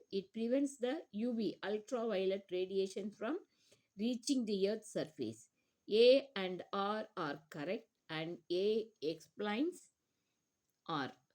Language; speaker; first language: English; non-native, local second language; Tamil